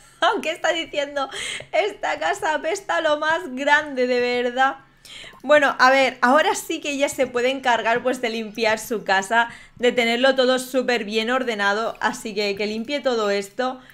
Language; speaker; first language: Spanish; native; Spanish